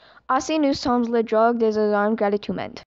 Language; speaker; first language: French; non-native, learner; English